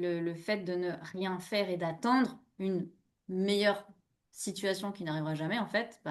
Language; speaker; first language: French; native; French